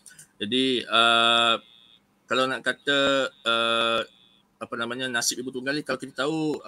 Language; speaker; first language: Malay; native; Malay